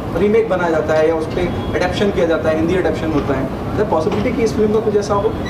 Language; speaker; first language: Hindi; native; Hindi